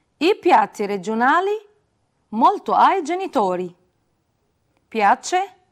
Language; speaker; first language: Italian; non-native, fluent; Arabic